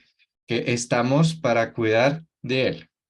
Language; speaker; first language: Spanish; non-native, fluent; French